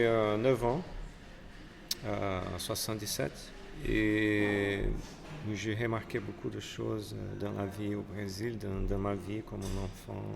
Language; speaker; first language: French; non-native, fluent; Portuguese